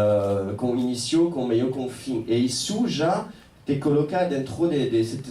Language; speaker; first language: Portuguese; non-native, fluent; French